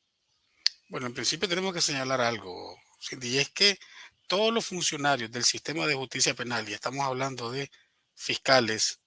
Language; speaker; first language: Spanish; native; Spanish